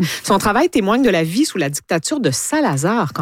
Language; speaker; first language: French; native; French